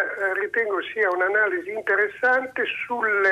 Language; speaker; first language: Italian; native; Italian